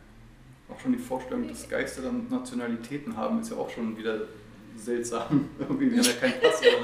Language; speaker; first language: German; native; German